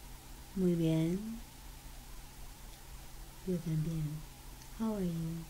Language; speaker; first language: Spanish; non-native, learner; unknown